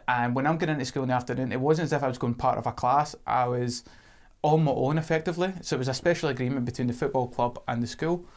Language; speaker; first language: English; native; English